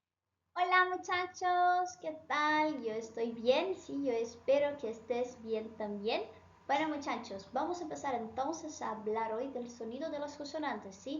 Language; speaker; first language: Spanish; non-native, fluent; Portuguese